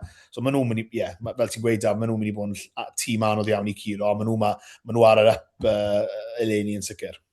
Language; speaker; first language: Welsh; native; Welsh